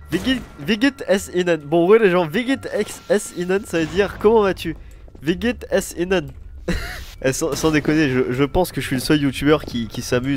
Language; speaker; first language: French; native; French